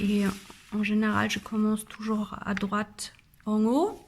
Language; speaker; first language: French; non-native, learner; German